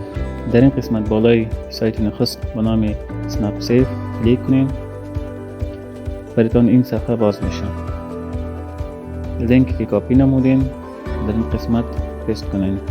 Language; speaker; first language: Persian; native; Persian